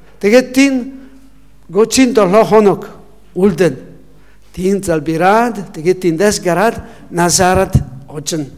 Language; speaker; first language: Mongolian; non-native, learner; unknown